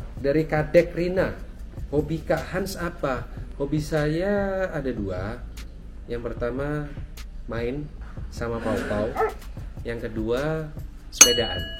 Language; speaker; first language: Indonesian; native; Indonesian